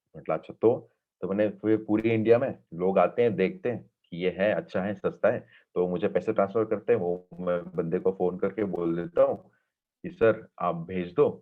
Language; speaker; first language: Hindi; non-native, local second language; Marathi